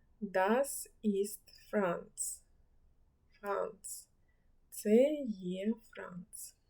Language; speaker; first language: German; non-native, fluent; Ukrainian